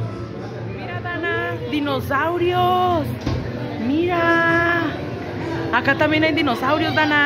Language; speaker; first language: Spanish; native; Spanish